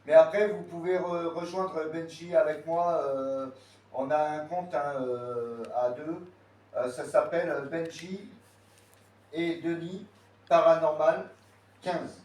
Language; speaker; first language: French; native; French